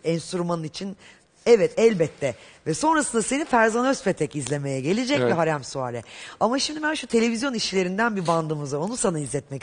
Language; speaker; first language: Turkish; native; Turkish